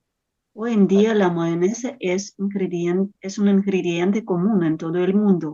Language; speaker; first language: Spanish; non-native, learner; Russian